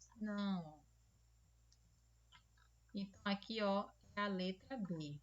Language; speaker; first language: Portuguese; native; Portuguese